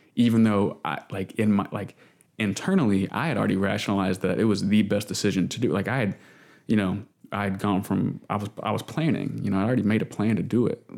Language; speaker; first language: English; native; English